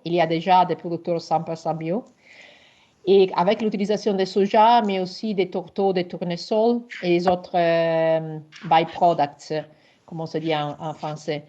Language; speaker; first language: French; non-native, learner; Italian